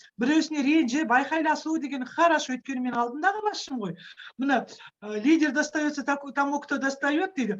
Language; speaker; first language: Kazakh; non-native, local second language; Russian